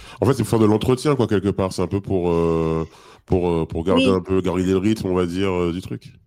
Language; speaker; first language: French; native; French